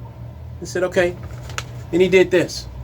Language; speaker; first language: English; native; English